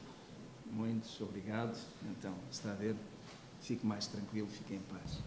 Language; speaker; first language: Portuguese; native; Portuguese